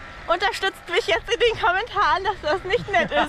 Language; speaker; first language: German; native; German